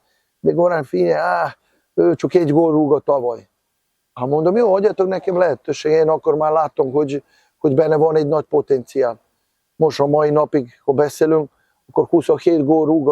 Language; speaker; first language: Hungarian; non-native, fluent; Serbian